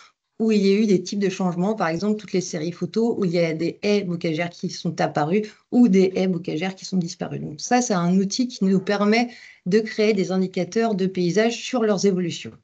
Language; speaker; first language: French; native; French